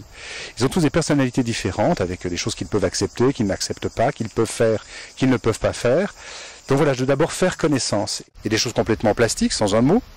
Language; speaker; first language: French; native; French